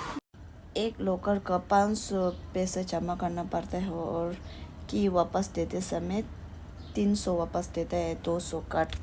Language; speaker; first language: Hindi; non-native, fluent; Tibetan